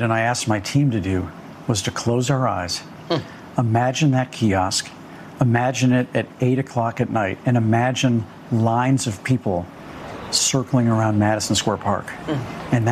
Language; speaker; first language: English; native; English